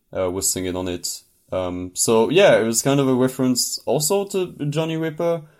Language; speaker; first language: English; non-native, fluent; French